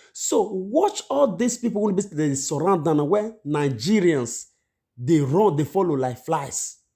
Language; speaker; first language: Nigerian Pidgin; non-native, local second language; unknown